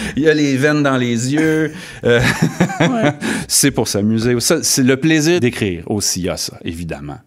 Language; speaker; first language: French; native; French